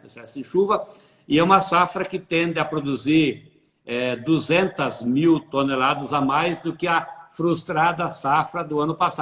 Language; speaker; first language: Portuguese; native; Portuguese